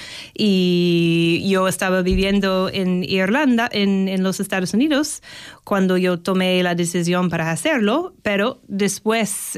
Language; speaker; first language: Spanish; non-native, fluent; English